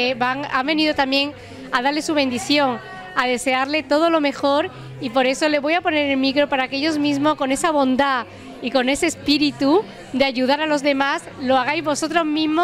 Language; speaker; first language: Spanish; native; Spanish